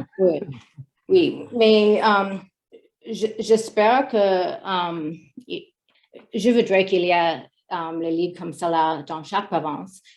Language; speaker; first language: French; non-native, learner; English